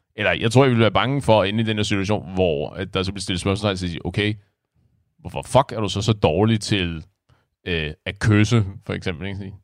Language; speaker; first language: Danish; native; Danish